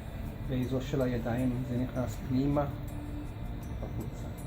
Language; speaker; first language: Hebrew; non-native, fluent; English